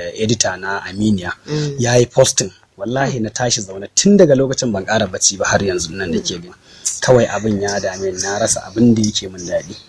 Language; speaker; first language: Hausa; native; Hausa